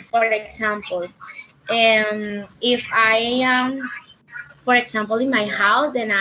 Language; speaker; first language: English; non-native, learner; Spanish